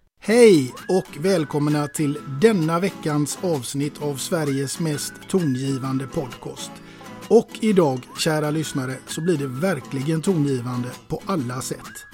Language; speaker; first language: Swedish; native; Swedish